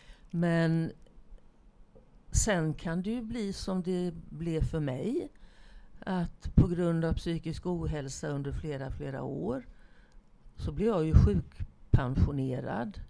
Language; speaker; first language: Swedish; native; Swedish